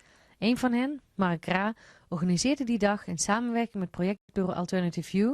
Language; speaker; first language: Dutch; native; Dutch